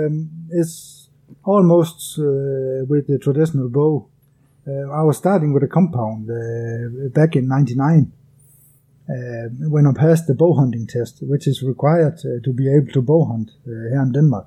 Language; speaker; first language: English; non-native, fluent; Danish